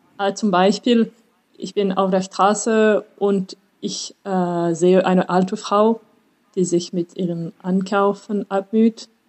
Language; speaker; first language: German; non-native, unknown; French